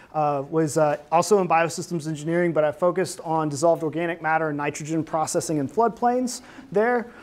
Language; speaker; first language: English; native; English